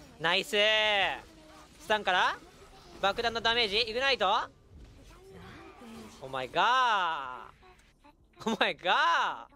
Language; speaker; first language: Japanese; native; Japanese